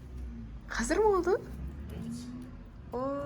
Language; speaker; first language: Turkish; non-native, learner; Kazakh